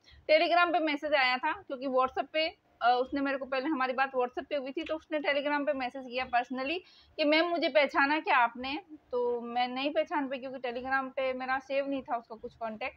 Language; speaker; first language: Hindi; native; Hindi